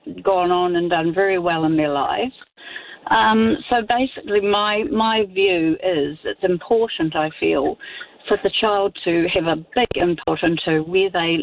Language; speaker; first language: English; native; English